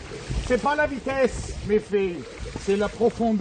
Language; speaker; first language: French; non-native, fluent; German